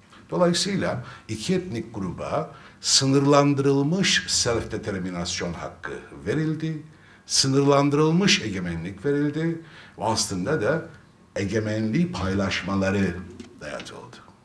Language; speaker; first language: Turkish; native; Turkish